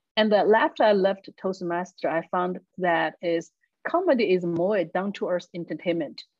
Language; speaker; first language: English; non-native, fluent; Chinese